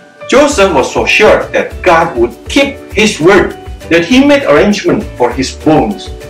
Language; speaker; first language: English; non-native, fluent; Indonesian